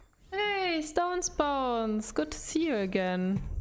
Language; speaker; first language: English; non-native, fluent; German